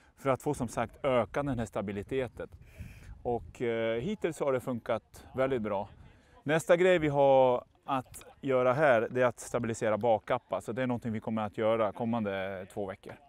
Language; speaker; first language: Swedish; non-native, fluent; French